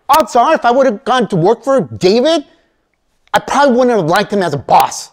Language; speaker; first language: English; early bilingual, other home language; Spanish